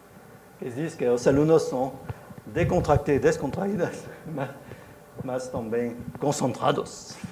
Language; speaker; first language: Portuguese; non-native, fluent; French